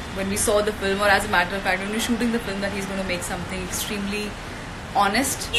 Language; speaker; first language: English; non-native, local second language; Hindi